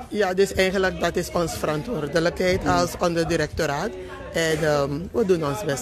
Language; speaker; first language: Dutch; native; Dutch